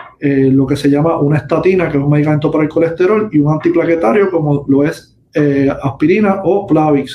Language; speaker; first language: Spanish; native; Spanish